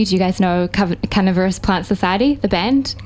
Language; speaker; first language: English; native; English